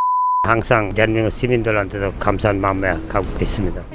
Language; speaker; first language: Korean; non-native, learner; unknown